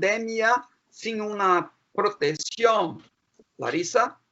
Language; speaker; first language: Spanish; non-native, fluent; Portuguese